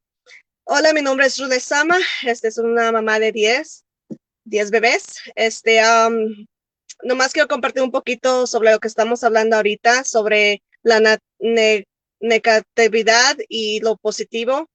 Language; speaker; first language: Spanish; early bilingual, heritage; Spanish